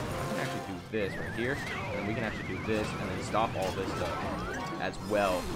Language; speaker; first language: English; native; English